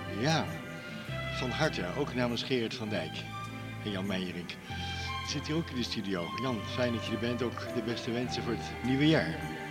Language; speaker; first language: Dutch; native; Dutch